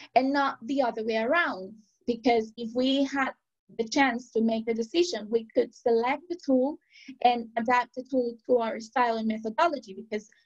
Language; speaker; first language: English; non-native, fluent; Spanish